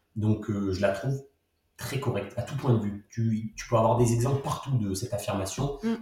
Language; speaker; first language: French; native; French